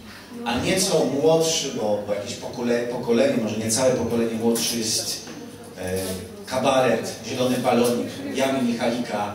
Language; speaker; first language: Polish; native; Polish